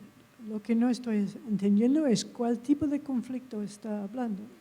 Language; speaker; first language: Spanish; non-native, fluent; English